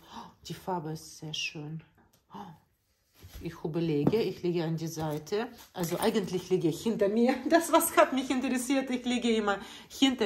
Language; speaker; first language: German; non-native, learner; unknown